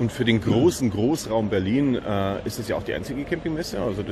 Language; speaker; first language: German; native; German